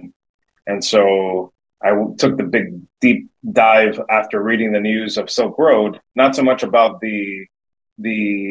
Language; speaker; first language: English; native; English